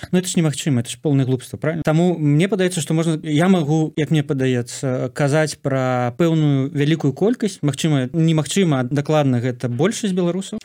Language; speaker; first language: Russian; non-native, local second language; Belarusian